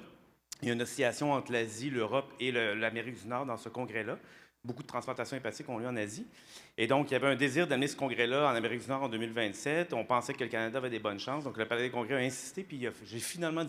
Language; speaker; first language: French; native; French